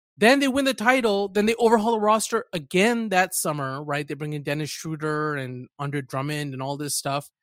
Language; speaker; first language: English; early bilingual, other home language; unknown